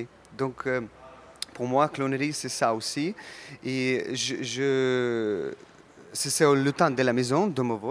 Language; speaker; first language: French; non-native, learner; Russian